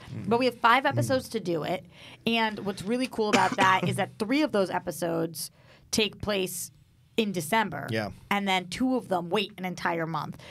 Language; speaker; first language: English; native; English